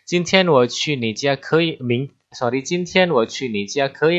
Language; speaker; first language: Chinese; non-native, fluent; Indonesian